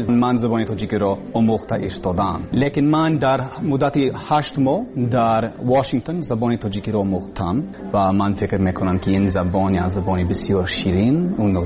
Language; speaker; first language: Persian; non-native, learner; English